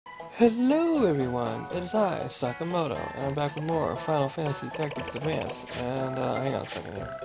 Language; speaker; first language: English; native; English